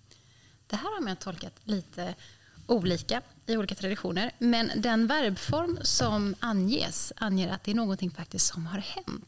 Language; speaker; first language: Swedish; native; Swedish